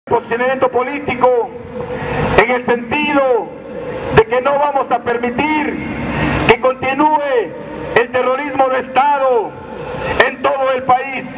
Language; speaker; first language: Spanish; native; Spanish